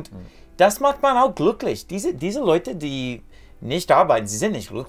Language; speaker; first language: German; non-native, fluent; English